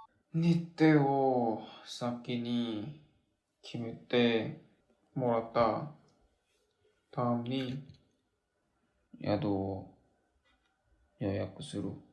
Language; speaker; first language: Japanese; non-native, learner; Korean